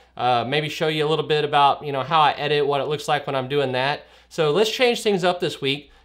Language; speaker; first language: English; native; English